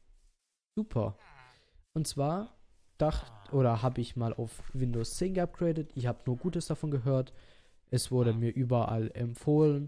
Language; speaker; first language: German; native; German